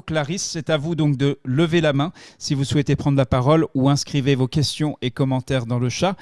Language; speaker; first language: French; native; French